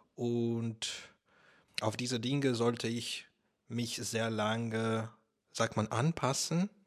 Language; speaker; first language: German; non-native, fluent; Russian